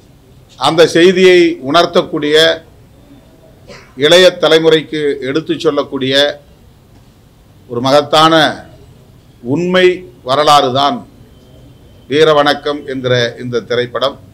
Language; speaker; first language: Tamil; native; Tamil